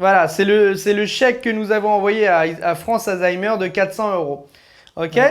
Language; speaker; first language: French; native; French